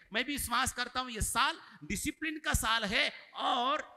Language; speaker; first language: Hindi; non-native, local second language; Marathi